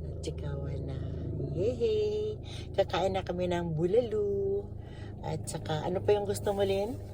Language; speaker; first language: Filipino; native; Filipino